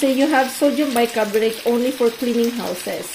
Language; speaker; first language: English; non-native, local second language; Filipino